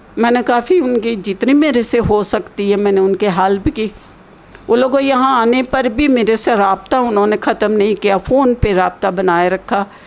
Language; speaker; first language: Hindi; native; Hindi